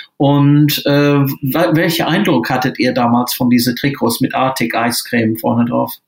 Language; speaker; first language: German; non-native, fluent; English